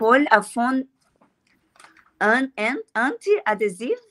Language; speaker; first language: French; non-native, learner; Portuguese